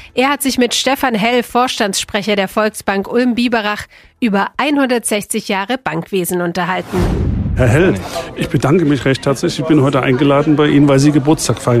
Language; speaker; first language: German; native; German